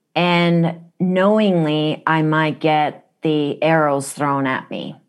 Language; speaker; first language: English; non-native, fluent; Japanese